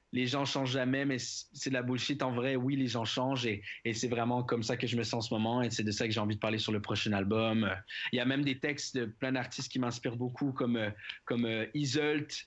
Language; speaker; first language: French; native; French